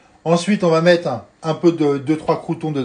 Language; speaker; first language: French; native; French